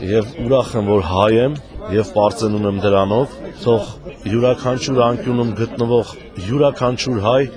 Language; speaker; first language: Armenian; native; Armenian